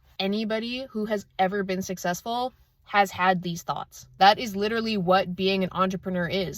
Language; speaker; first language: English; native; English